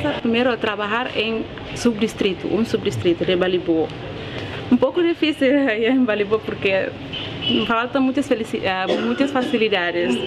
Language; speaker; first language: Spanish; non-native, learner; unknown